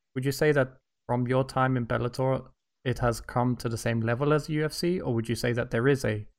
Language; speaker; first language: English; native; English